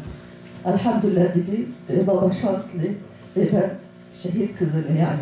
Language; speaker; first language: Turkish; non-native, learner; Arabic